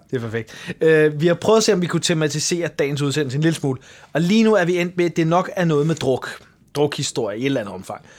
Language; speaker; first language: Danish; early bilingual, other home language; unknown